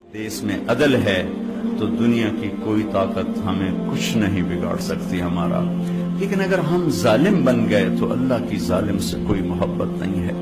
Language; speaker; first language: Urdu; non-native, local second language; Punjabi